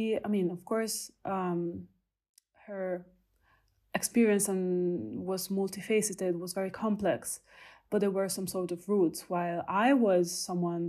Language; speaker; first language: English; non-native, fluent; Italian